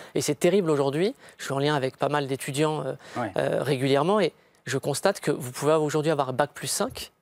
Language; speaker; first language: French; native; French